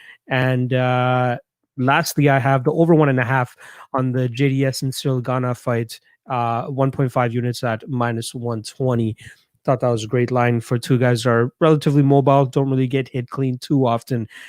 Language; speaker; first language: English; native; English